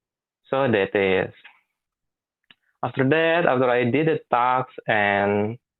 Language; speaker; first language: English; non-native, learner; Indonesian